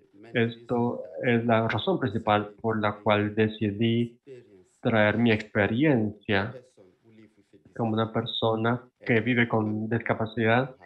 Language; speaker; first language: Spanish; non-native, fluent; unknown